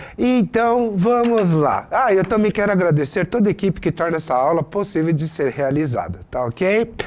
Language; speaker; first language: Portuguese; native; Portuguese